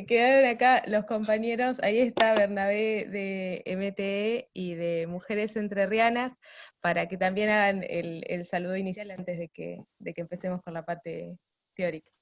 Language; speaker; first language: Spanish; native; Spanish